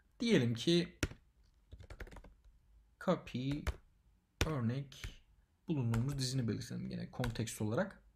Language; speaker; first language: Turkish; native; Turkish